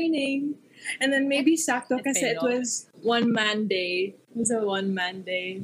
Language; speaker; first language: English; non-native, local second language; Hiligaynon